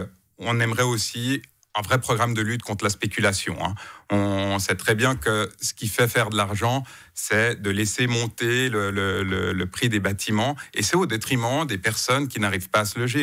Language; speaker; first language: French; native; French